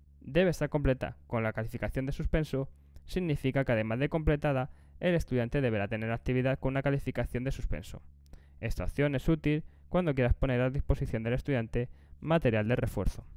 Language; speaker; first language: Spanish; native; Spanish